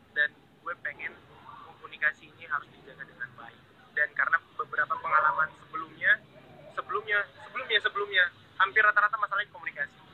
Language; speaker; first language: Indonesian; native; Indonesian